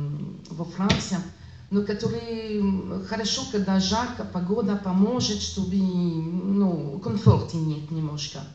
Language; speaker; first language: Russian; non-native, learner; French